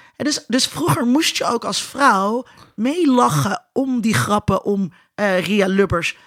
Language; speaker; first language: Dutch; native; Dutch